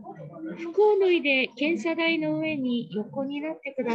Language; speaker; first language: Japanese; native; Japanese